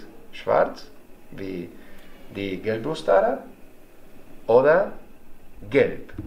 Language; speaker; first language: German; non-native, fluent; Spanish